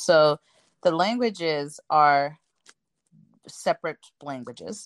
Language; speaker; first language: English; non-native, local second language; Shona